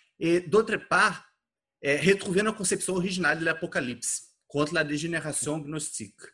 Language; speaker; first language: French; non-native, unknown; Portuguese